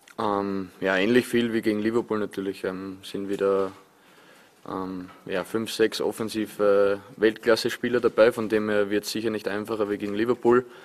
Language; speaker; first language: German; native; German